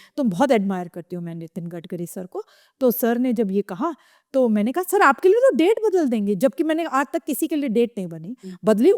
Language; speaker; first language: Hindi; native; Hindi